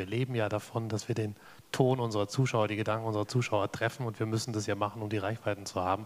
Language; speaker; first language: German; native; German